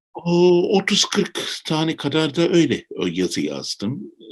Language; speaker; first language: Turkish; native; Turkish